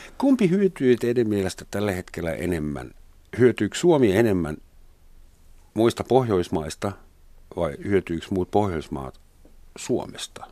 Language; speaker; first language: Finnish; non-native, fluent; German